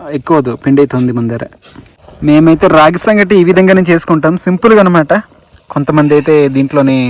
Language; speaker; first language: Telugu; native; Telugu